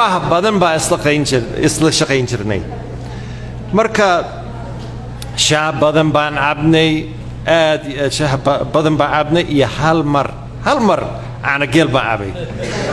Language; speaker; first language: Somali; non-native, fluent; English